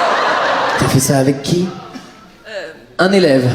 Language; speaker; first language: French; native; French